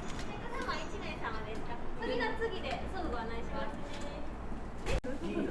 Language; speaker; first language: Japanese; native; Japanese